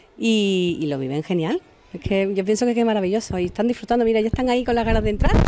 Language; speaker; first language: Spanish; native; Spanish